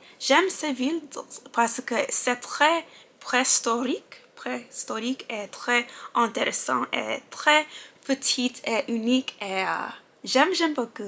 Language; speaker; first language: French; non-native, learner; English